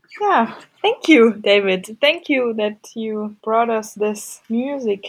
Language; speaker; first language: English; non-native, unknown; German